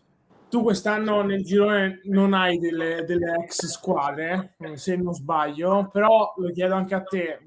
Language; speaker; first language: Italian; native; Italian